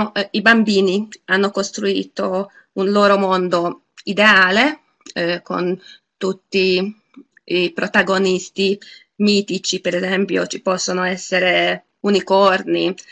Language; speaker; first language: Italian; non-native, fluent; Hungarian